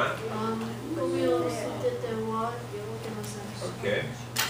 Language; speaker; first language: Japanese; non-native, learner; English